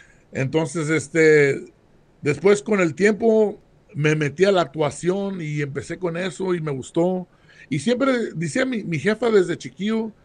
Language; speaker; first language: Spanish; early bilingual, heritage; Spanish